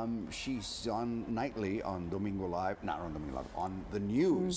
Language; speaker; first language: English; early bilingual, other home language; Spanish